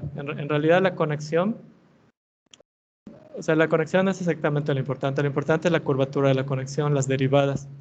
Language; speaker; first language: Spanish; native; Spanish